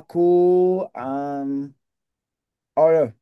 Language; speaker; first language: Indonesian; non-native, learner; English